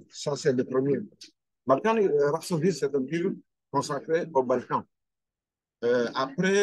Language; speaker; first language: French; non-native, fluent; Albanian